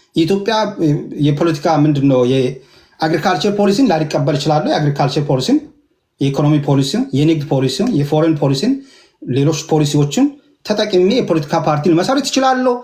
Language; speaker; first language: Amharic; non-native, local second language; Hadiyya